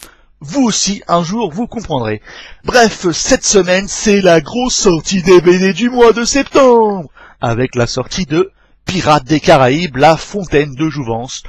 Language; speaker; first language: French; native; French